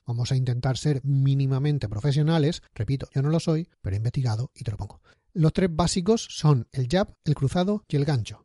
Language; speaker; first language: Spanish; native; Spanish